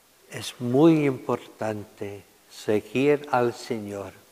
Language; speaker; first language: Spanish; non-native, learner; English